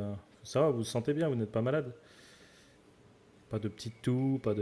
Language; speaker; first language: French; native; French